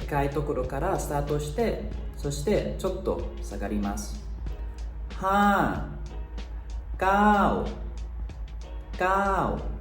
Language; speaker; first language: Japanese; non-native, fluent; Thai